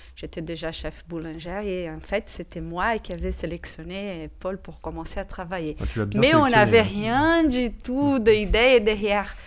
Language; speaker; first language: French; non-native, fluent; Portuguese